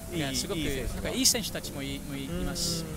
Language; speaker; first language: Japanese; non-native, fluent; English